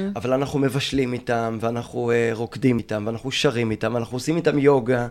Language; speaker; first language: Hebrew; native; Hebrew